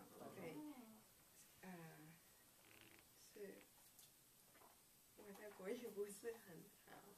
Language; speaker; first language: Chinese; early bilingual, heritage; Chinese